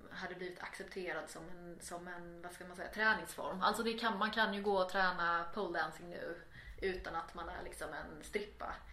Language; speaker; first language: Swedish; native; Swedish